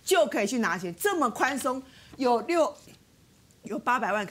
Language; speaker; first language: Chinese; native; Chinese